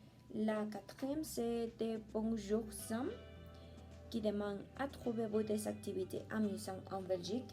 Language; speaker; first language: French; non-native, learner; Spanish